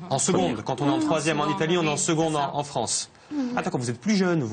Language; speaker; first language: French; native; French